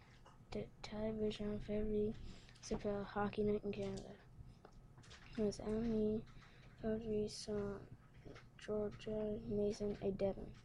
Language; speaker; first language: French; non-native, learner; English